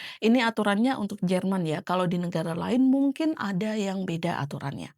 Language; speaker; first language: Indonesian; native; Indonesian